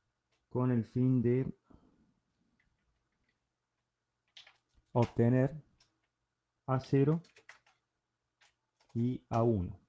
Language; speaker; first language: Spanish; native; Spanish